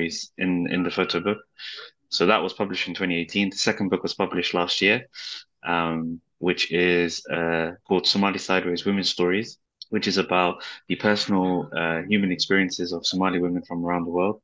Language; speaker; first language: English; native; English